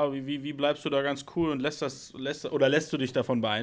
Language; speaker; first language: German; native; German